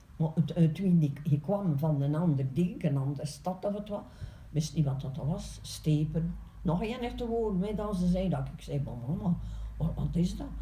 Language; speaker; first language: Dutch; native; Dutch